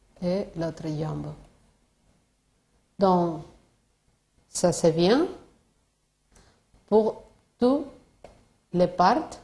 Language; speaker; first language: French; non-native, learner; Spanish